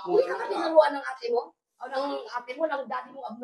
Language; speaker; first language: Filipino; native; Filipino